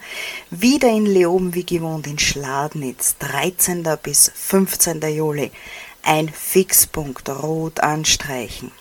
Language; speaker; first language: German; native; German